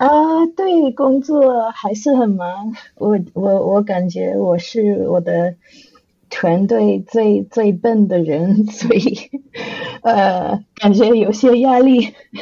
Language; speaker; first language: Chinese; non-native, fluent; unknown